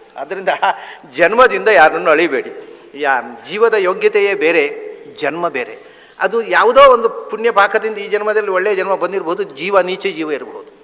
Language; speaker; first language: Kannada; native; Kannada